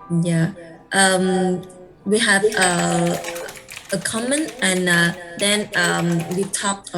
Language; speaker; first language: English; non-native, learner; Vietnamese